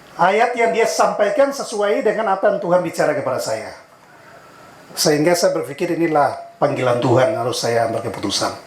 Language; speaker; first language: Indonesian; native; Indonesian